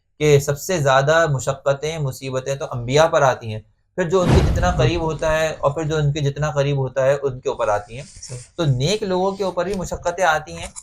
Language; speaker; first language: Urdu; native; Urdu